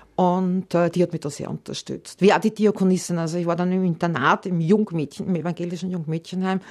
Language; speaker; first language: German; native; German